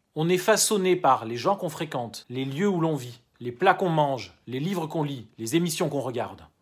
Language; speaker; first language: French; native; French